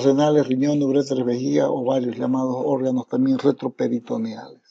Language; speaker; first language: Spanish; native; Spanish